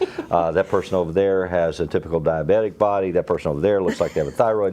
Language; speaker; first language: English; native; English